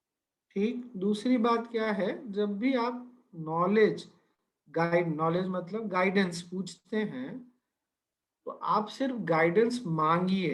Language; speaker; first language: Hindi; native; Hindi